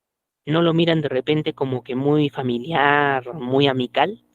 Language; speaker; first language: Spanish; native; Spanish